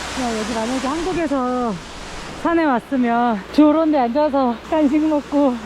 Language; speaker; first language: Korean; native; Korean